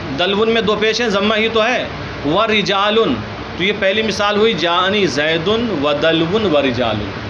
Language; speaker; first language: Urdu; native; Urdu